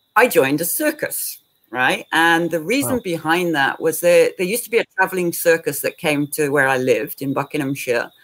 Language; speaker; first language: English; native; English